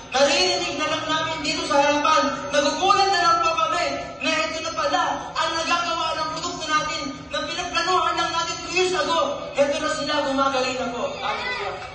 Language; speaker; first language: Filipino; non-native, local second language; Iloko